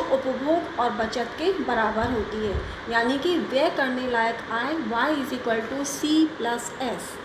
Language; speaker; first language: Hindi; native; Hindi